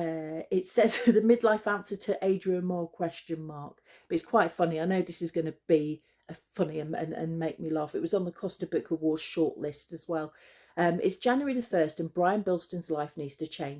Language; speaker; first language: English; native; English